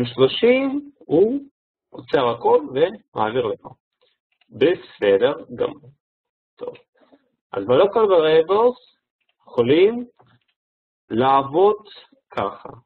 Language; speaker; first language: Hebrew; non-native, fluent; Russian